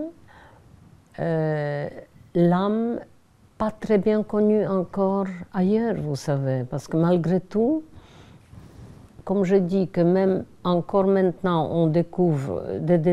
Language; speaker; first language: French; non-native, fluent; Polish